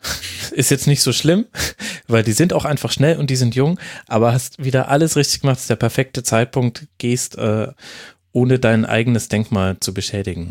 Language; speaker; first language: German; native; German